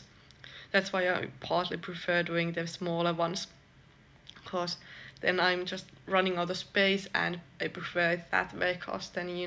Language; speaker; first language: English; non-native, fluent; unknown